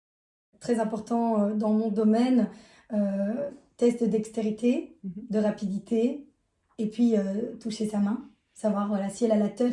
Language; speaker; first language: French; native; French